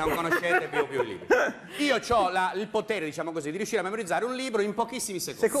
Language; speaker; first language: Italian; native; Italian